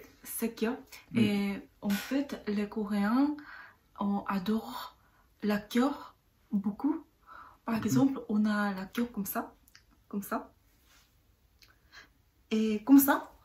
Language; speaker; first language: French; non-native, learner; Korean